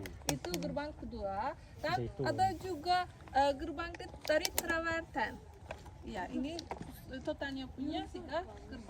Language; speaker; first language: Indonesian; non-native, learner; Turkish